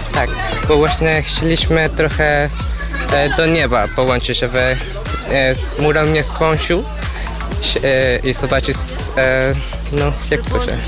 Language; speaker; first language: Polish; non-native, learner; Spanish